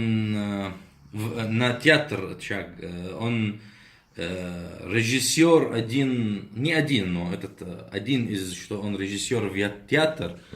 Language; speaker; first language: Russian; non-native, learner; Arabic